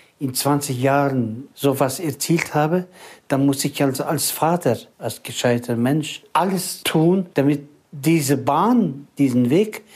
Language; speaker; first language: German; early bilingual, heritage; Russian